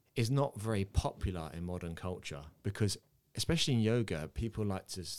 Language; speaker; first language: English; native; English